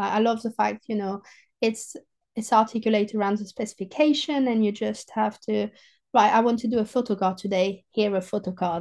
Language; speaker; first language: English; non-native, fluent; French